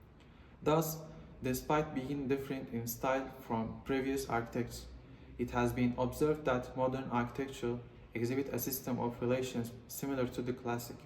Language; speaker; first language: English; non-native, learner; Turkish